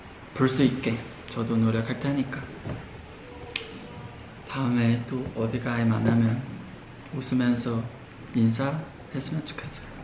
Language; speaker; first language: Korean; non-native, fluent; Chinese